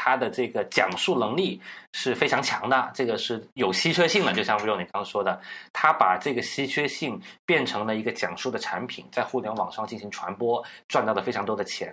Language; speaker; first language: Chinese; non-native, local second language; Cantonese